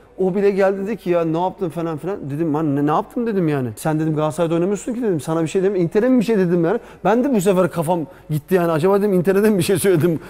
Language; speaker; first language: Turkish; early bilingual, heritage; Turkish